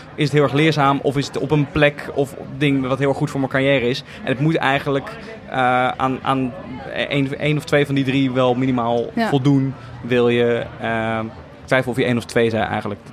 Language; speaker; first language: Dutch; native; Dutch